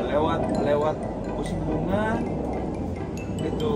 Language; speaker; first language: Indonesian; non-native, learner; Korean